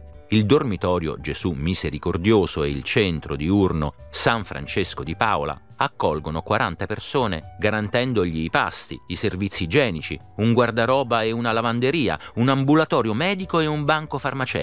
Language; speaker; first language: Italian; native; Italian